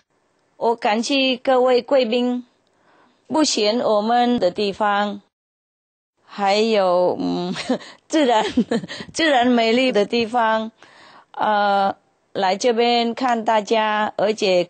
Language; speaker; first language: Chinese; non-native, fluent; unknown